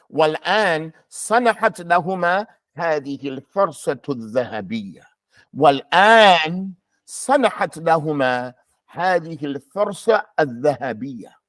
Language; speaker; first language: Arabic; non-native, fluent; English